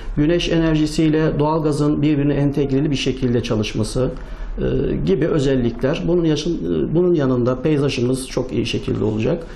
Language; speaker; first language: Turkish; native; Turkish